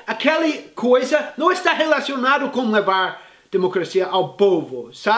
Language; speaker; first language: Portuguese; non-native, fluent; English